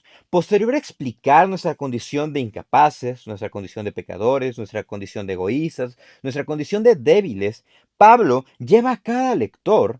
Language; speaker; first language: Spanish; native; Spanish